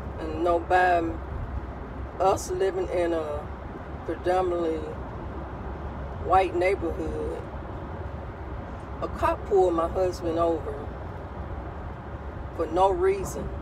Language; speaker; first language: English; native; English